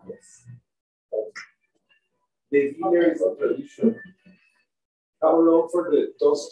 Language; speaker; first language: English; non-native, fluent; Spanish